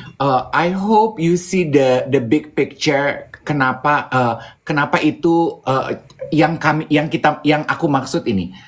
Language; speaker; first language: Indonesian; native; Indonesian